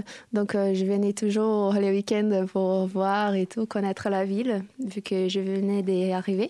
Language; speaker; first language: French; non-native, fluent; Portuguese